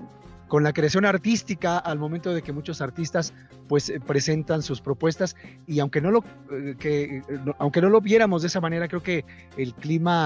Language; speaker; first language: Spanish; native; Spanish